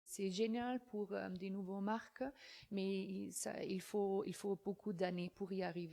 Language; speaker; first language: French; non-native, fluent; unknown